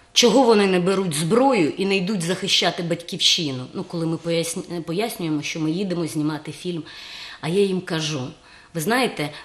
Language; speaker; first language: Ukrainian; native; Ukrainian